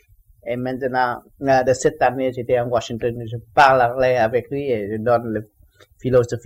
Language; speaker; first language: French; non-native, learner; Vietnamese